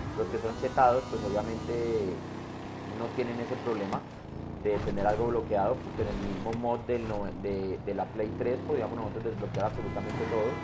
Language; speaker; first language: Spanish; native; Spanish